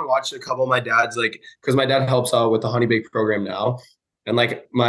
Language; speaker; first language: English; native; English